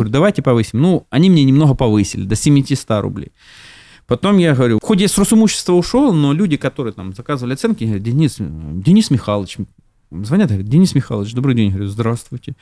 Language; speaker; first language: Russian; native; Russian